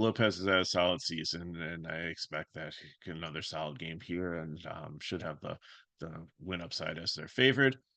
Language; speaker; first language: English; native; English